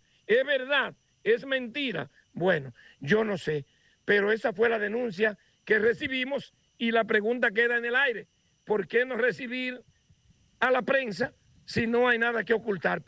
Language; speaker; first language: Spanish; native; Spanish